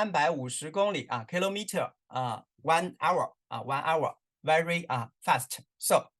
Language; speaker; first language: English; non-native, learner; Chinese